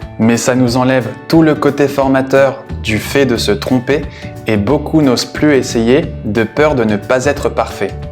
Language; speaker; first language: French; native; French